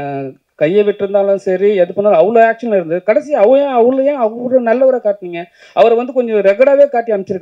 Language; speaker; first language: Tamil; native; Tamil